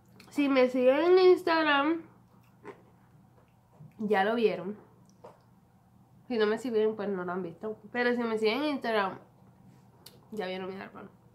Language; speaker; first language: Spanish; native; Spanish